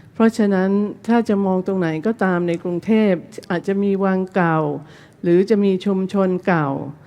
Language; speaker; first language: Thai; non-native, fluent; English